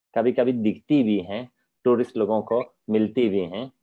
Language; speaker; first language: Hindi; non-native, fluent; Polish